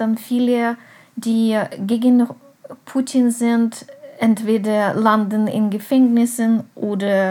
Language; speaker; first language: German; non-native, fluent; Russian